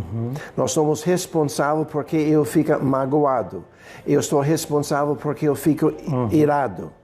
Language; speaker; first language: Portuguese; non-native, fluent; English